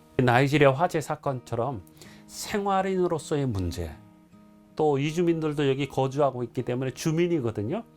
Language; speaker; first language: Korean; native; Korean